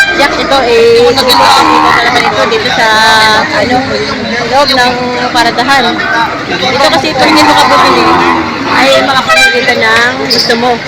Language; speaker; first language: Filipino; native; Filipino